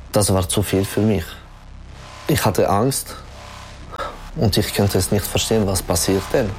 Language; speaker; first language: German; non-native, local second language; French